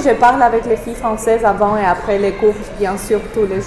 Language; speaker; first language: French; non-native, fluent; English